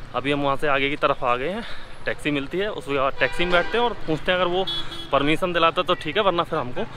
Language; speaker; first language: Hindi; native; Hindi